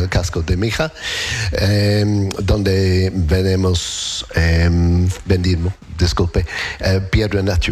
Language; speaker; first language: Spanish; non-native, learner; English